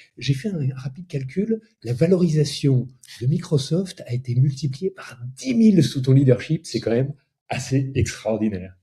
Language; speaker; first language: French; native; French